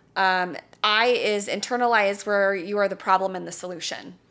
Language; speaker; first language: English; native; English